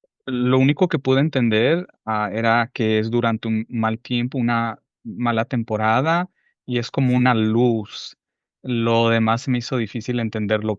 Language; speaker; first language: Spanish; non-native, fluent; English